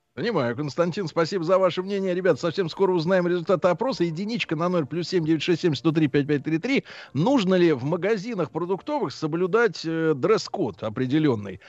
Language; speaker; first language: Russian; native; Russian